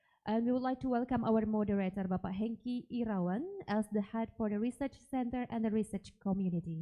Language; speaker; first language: English; non-native, fluent; Indonesian